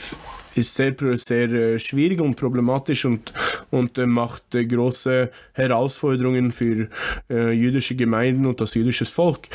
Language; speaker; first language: German; non-native, fluent; English